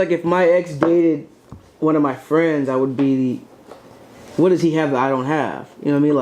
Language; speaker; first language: English; native; English